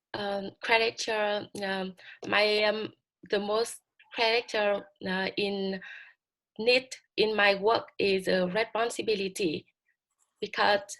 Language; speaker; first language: English; non-native, learner; Vietnamese